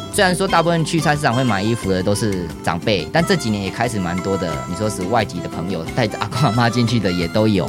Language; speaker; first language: Chinese; native; Chinese